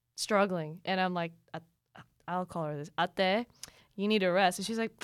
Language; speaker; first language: English; early bilingual, other home language; Cebuano